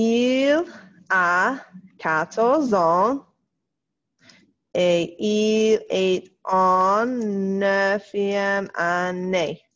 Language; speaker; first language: French; non-native, fluent; English